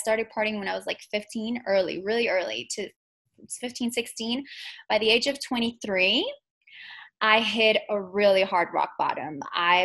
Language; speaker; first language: English; native; English